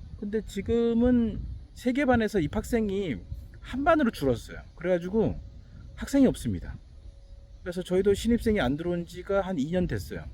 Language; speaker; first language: Korean; native; Korean